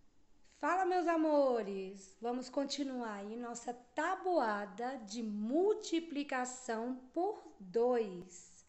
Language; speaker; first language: Portuguese; native; Portuguese